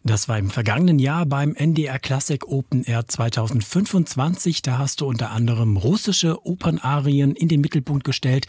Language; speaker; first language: German; native; German